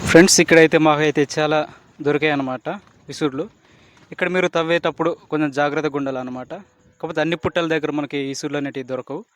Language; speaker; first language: Telugu; non-native, local second language; Koya